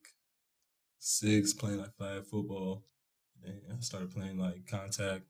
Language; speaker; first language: English; native; English